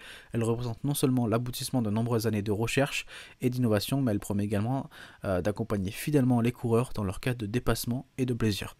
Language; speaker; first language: French; native; French